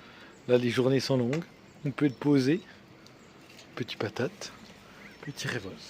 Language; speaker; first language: French; native; French